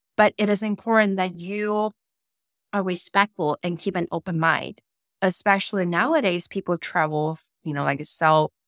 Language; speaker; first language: English; non-native, fluent; Chinese